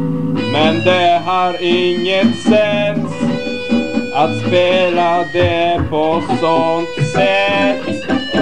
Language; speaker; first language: Swedish; non-native, learner; Polish